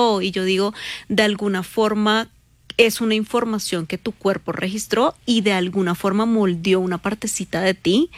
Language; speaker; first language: Spanish; native; Spanish